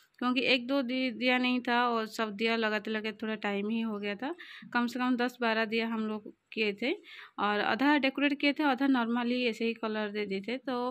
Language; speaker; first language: Hindi; non-native, local second language; Odia